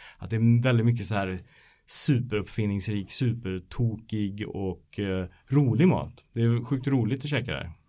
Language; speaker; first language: Swedish; native; Swedish